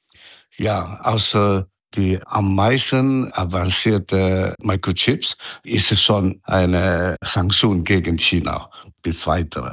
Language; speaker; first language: German; non-native, fluent; Chinese